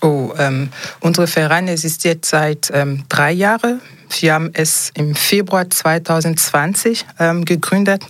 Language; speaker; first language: German; non-native, fluent; French